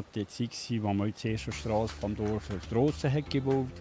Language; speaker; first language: German; native; German